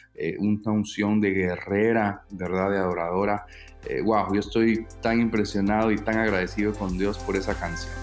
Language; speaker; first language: Spanish; native; Spanish